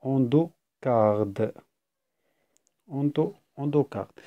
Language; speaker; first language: French; non-native, fluent; Arabic